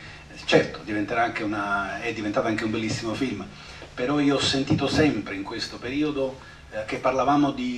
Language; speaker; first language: Italian; native; Italian